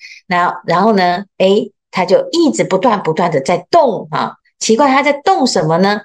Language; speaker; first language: Chinese; native; Chinese